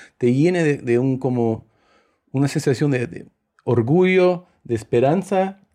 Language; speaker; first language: Spanish; early bilingual, heritage; Spanish